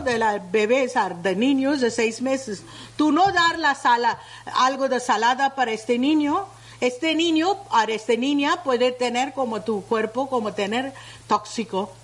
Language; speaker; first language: Spanish; non-native, learner; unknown